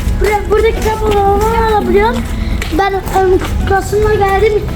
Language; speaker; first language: Turkish; early bilingual, heritage; Turkish